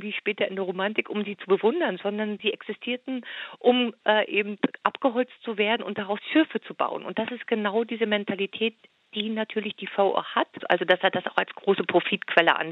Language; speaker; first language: German; native; German